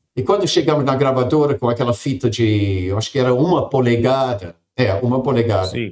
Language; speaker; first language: Portuguese; non-native, fluent; English